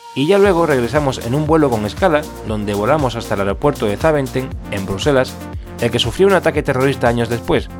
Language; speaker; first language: Spanish; native; Spanish